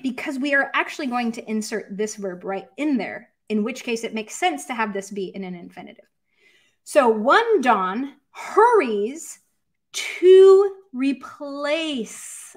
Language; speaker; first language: English; native; English